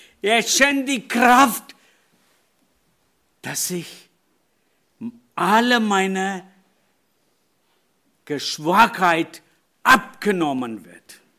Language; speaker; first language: German; non-native, learner; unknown